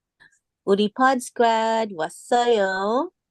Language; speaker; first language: Korean; non-native, learner; English